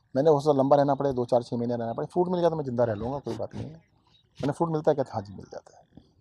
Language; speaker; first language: Hindi; native; Hindi